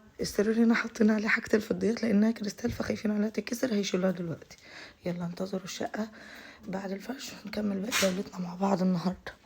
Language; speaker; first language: Egyptian Arabic; native; Egyptian Arabic